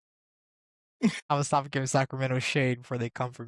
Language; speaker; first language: English; native; English